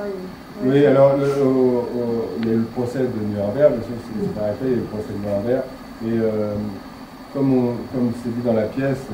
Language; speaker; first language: French; native; French